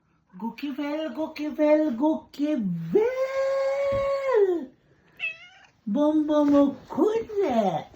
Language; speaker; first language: Swedish; non-native, learner; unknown